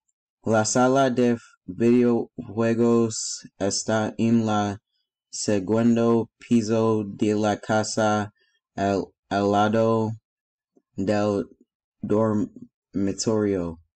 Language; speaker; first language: Spanish; non-native, learner; English